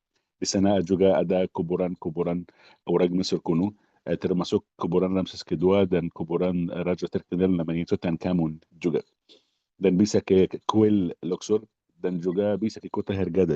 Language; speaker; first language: Indonesian; non-native, fluent; Arabic